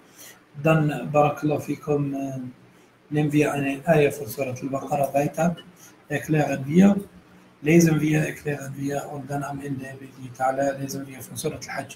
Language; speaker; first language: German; non-native, fluent; Arabic